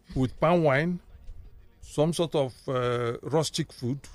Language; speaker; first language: English; non-native, local second language; Igbo